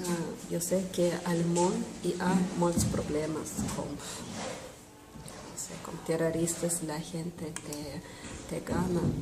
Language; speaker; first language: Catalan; non-native, learner; Spanish